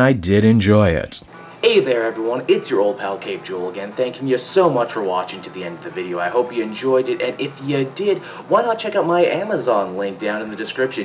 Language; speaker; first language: English; native; English